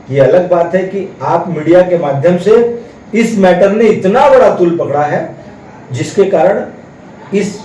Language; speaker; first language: Hindi; non-native, local second language; Bangla